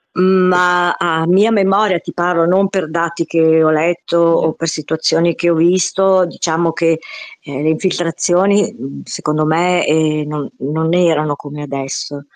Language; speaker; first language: Italian; native; Italian